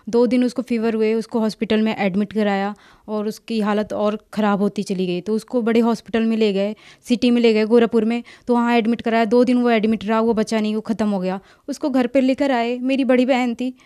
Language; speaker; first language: Hindi; native; Hindi